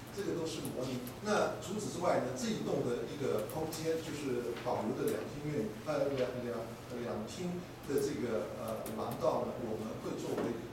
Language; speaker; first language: Chinese; native; Chinese